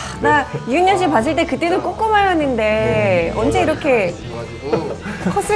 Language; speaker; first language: Korean; native; Korean